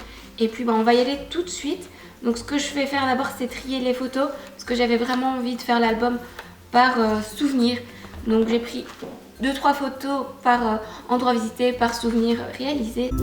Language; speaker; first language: French; native; French